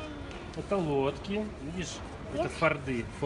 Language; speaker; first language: Russian; native; Russian